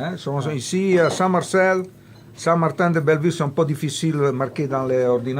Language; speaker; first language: French; non-native, fluent; Italian